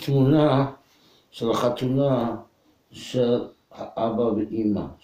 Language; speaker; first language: Hebrew; non-native, fluent; English